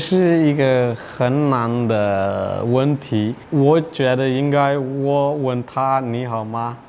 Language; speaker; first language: Chinese; non-native, learner; Dutch